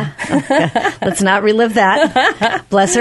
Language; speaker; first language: English; native; English